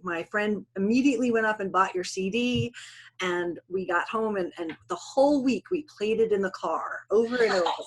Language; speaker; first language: English; native; English